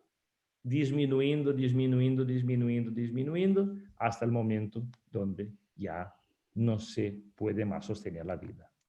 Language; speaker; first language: Spanish; non-native, fluent; Portuguese